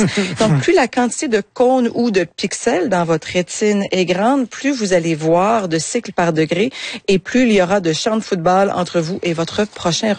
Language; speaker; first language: French; native; French